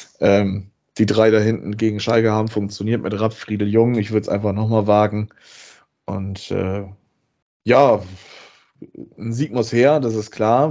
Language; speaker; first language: German; native; German